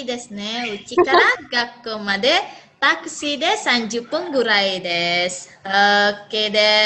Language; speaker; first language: Japanese; non-native, fluent; Indonesian